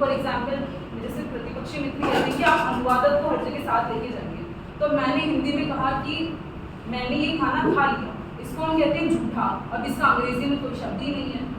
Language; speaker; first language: Hindi; native; Hindi